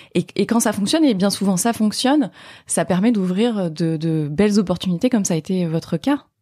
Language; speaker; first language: French; native; French